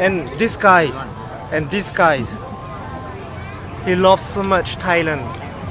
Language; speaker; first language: English; non-native, learner; French